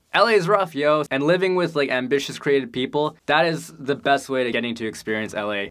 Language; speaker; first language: English; native; English